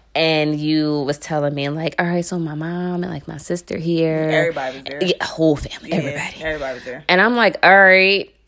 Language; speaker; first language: English; native; English